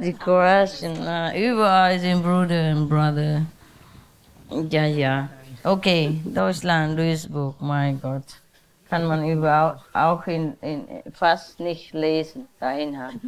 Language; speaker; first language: German; non-native, learner; Vietnamese